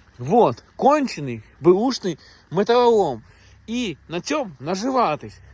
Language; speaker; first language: Ukrainian; native; Ukrainian